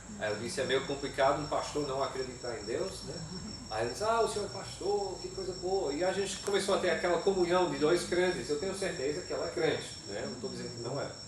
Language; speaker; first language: Portuguese; non-native, fluent; English